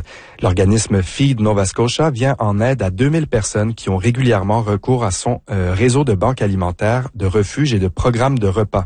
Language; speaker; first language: French; native; French